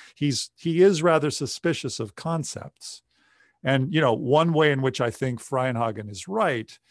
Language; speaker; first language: English; native; English